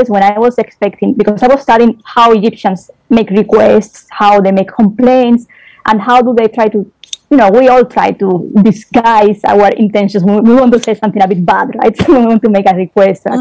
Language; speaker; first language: English; non-native, fluent; Spanish